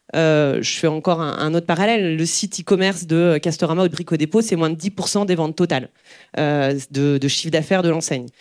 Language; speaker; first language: French; native; French